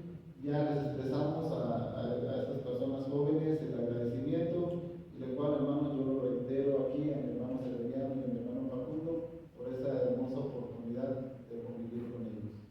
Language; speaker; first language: Spanish; native; Spanish